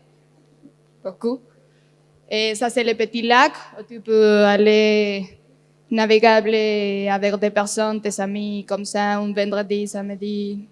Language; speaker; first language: French; non-native, learner; Spanish